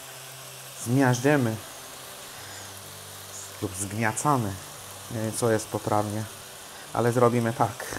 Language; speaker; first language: Polish; non-native, learner; Hindi